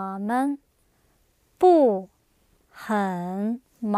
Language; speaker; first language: Chinese; non-native, learner; English